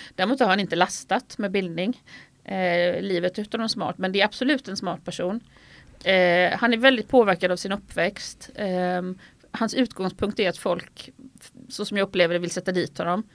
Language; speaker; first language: Swedish; native; Swedish